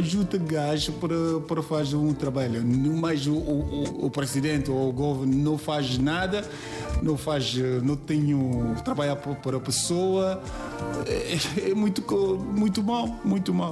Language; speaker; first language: Portuguese; non-native, learner; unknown